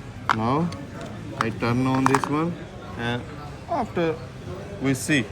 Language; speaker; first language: English; non-native, learner; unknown